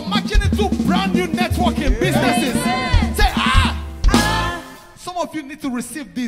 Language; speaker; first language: English; non-native, local second language; Igbo